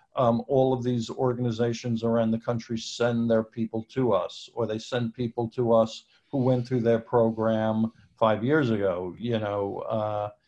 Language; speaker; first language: English; native; English